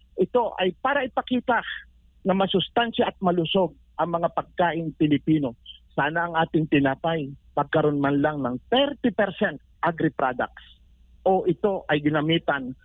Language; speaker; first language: Filipino; native; Filipino